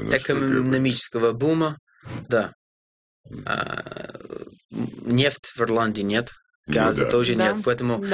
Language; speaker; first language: Russian; non-native, fluent; English